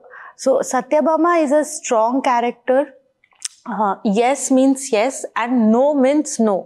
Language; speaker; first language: Telugu; non-native, learner; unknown